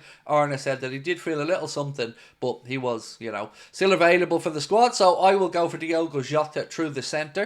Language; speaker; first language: English; native; English